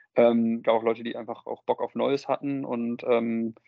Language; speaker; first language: German; native; German